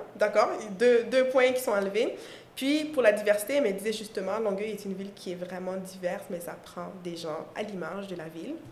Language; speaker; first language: French; non-native, local second language; Mossi